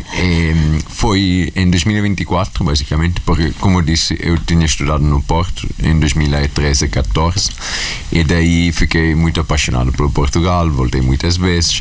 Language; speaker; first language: Portuguese; non-native, fluent; Italian